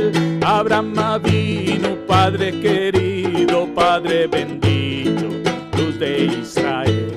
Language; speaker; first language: Spanish; native; Spanish